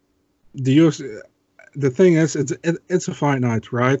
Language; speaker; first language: English; non-native, fluent; Dutch